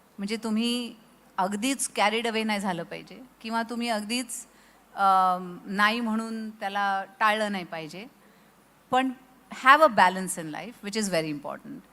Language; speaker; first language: Marathi; native; Marathi